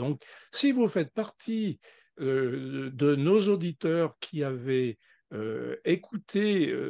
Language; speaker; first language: French; native; French